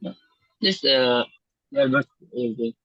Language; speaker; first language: English; non-native, learner; Bangla